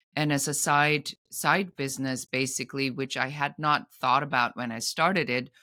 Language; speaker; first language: English; non-native, fluent; German